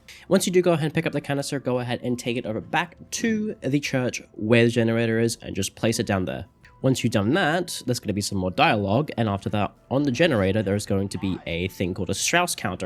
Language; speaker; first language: English; native; English